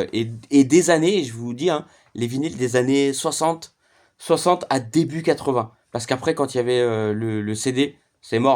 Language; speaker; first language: French; native; French